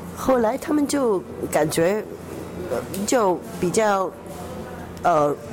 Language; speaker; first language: Chinese; non-native, local second language; Cantonese